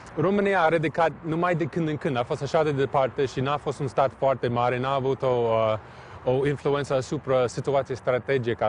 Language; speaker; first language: Romanian; non-native, learner; English